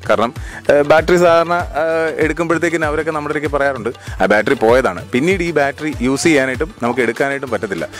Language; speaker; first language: Malayalam; native; Malayalam